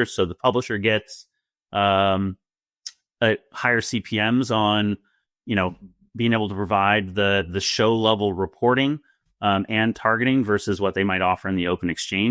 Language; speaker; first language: English; native; English